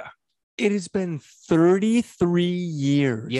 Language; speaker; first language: English; native; English